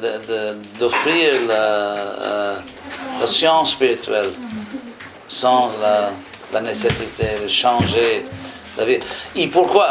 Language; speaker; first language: French; non-native, fluent; English